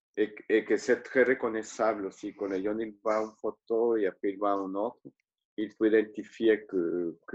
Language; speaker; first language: French; non-native, learner; Spanish